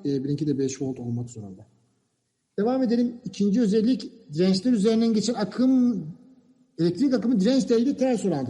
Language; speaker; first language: Turkish; native; Turkish